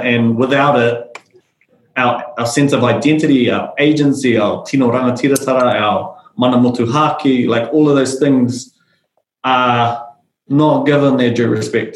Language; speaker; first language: English; native; English